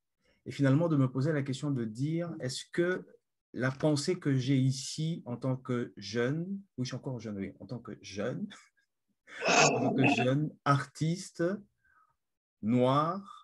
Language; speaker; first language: French; non-native, local second language; Lingala